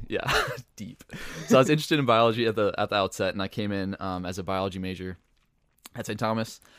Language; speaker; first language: English; native; English